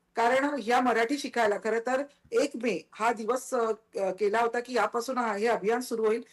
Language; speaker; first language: Marathi; native; Marathi